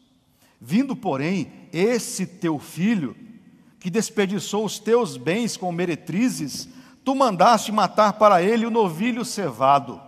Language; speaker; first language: Portuguese; native; Portuguese